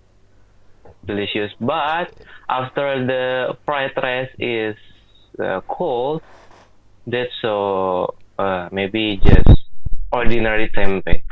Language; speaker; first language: English; non-native, learner; Indonesian